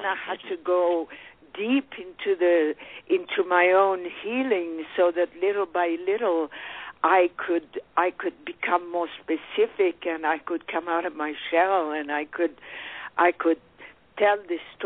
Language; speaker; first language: English; non-native, fluent; French